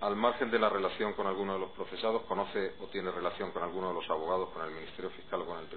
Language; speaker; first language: Spanish; native; Spanish